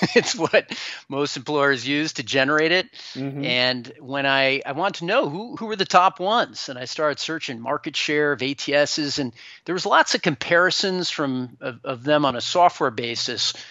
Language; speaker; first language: English; native; English